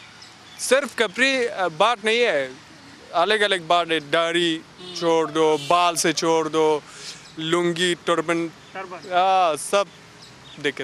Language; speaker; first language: Hindi; non-native, learner; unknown